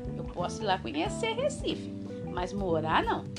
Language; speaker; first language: Portuguese; native; Portuguese